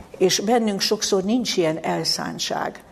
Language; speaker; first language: Hungarian; native; Hungarian